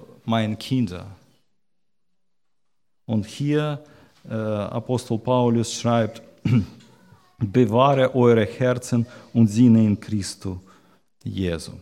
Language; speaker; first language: German; non-native, learner; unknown